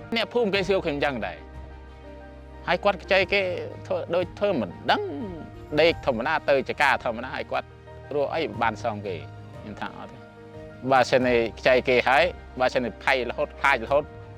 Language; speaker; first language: Khmer; non-native, local second language; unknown